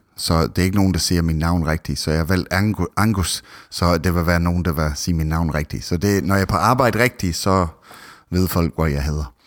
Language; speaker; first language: Danish; non-native, fluent; English